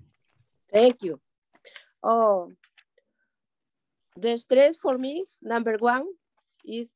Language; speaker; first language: English; non-native, learner; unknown